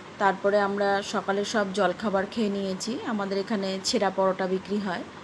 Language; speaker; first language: Bangla; native; Bangla